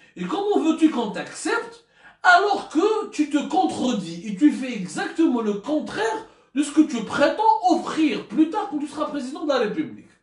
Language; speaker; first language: French; non-native, local second language; Arabic